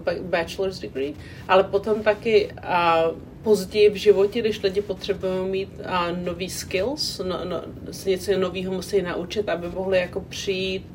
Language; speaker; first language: Czech; non-native, local second language; English